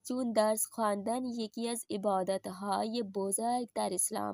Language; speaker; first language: Persian; non-native, fluent; Urdu